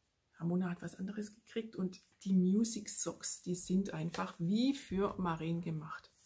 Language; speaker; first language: German; native; German